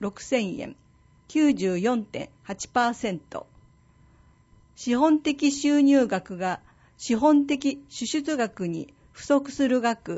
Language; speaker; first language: Japanese; native; Japanese